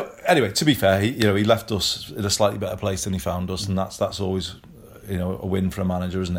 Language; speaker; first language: English; native; English